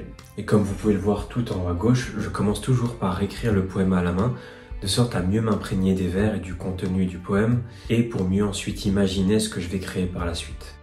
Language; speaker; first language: French; native; French